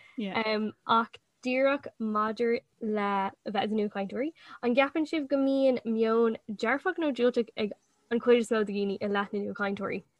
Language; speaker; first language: Irish; non-native, local second language; English